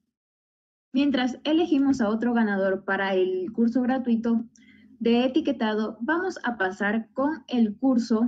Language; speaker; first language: Spanish; native; Spanish